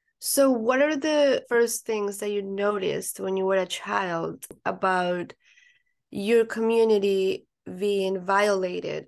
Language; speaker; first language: English; non-native, fluent; Spanish